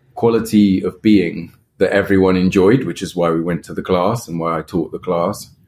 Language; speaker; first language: English; native; English